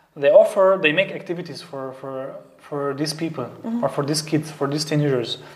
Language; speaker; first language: English; non-native, fluent; Arabic